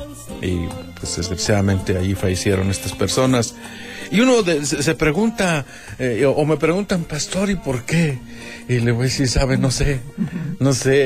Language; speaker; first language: Spanish; native; Spanish